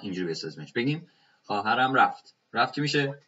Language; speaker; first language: Persian; native; Persian